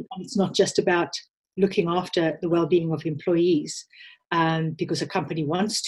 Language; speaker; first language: English; native; English